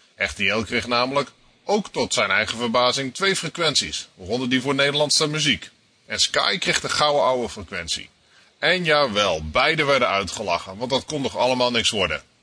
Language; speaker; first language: Dutch; native; Dutch